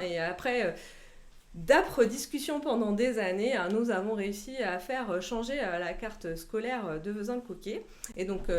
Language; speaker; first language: French; native; French